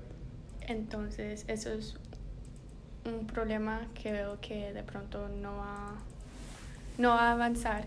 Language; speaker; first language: Spanish; early bilingual, heritage; Spanish